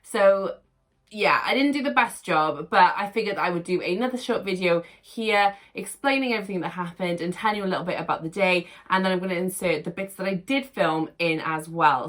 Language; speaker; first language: English; native; English